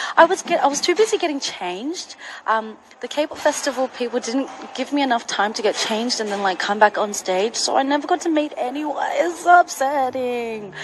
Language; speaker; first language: English; early bilingual, other home language; Korean